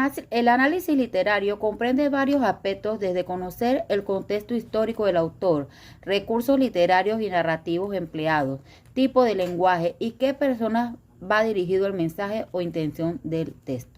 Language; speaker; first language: Spanish; native; Spanish